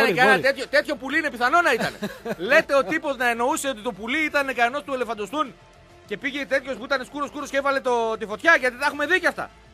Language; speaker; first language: Greek; native; Greek